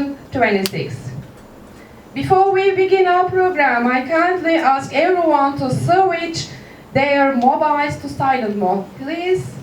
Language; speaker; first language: English; non-native, fluent; Turkish